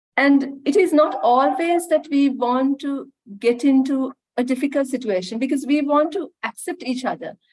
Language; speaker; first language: English; non-native, local second language; Sinhala